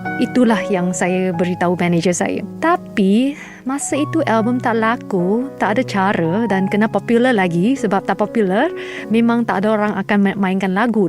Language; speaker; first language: Malay; non-native, local second language; Chinese